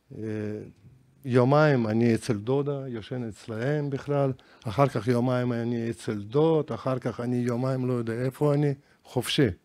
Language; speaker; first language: Hebrew; non-native, fluent; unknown